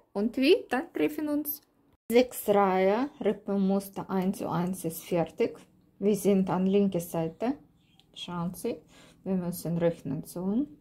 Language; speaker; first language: German; non-native, learner; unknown